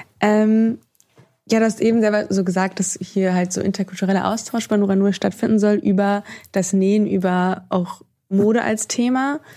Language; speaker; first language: German; native; German